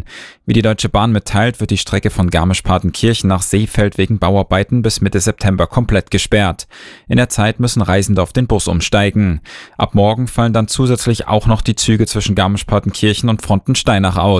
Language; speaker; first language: German; native; German